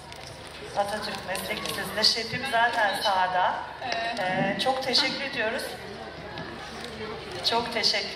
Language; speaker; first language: Turkish; native; Turkish